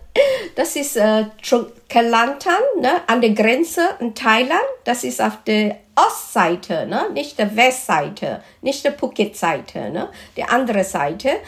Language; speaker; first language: German; non-native, fluent; Malay